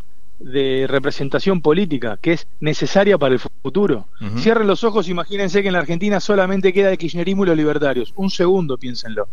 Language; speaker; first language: Spanish; native; Spanish